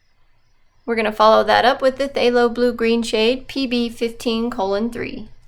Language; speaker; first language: English; native; English